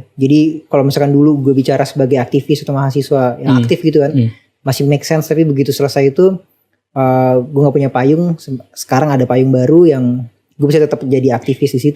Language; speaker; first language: Indonesian; native; Indonesian